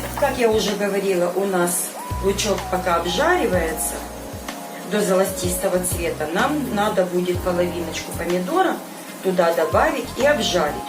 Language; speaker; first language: Russian; non-native, local second language; Ukrainian